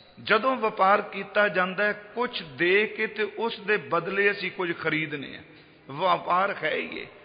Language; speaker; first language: Punjabi; native; Punjabi